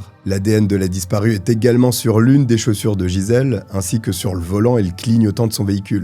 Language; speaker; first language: French; native; French